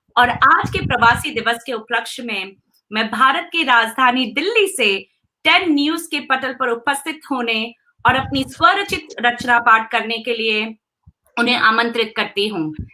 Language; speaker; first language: Hindi; native; Hindi